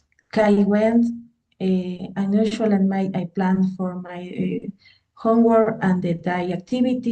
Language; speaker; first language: English; non-native, learner; Spanish